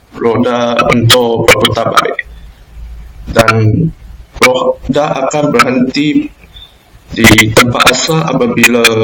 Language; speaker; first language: Malay; non-native, local second language; Chinese